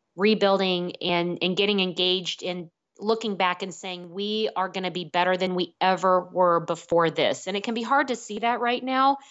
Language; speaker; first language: English; native; English